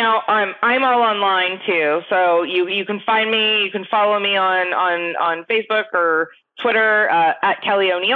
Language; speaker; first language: English; native; English